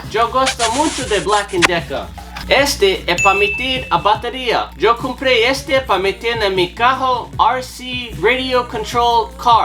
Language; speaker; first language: Spanish; non-native, learner; English